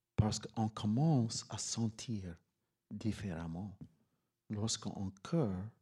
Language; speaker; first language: French; non-native, fluent; English